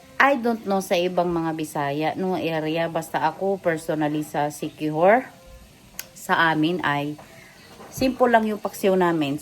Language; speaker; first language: Filipino; non-native, local second language; Cebuano